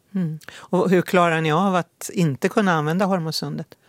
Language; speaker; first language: Swedish; native; Swedish